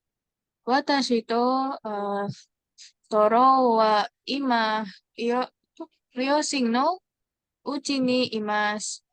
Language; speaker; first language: Japanese; non-native, learner; Indonesian